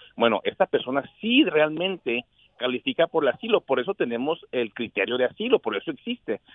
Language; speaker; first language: Spanish; early bilingual, heritage; Spanish